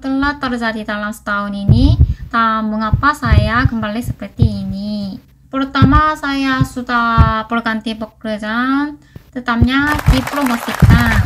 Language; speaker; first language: Indonesian; non-native, fluent; Korean